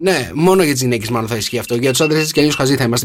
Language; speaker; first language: Greek; native; Greek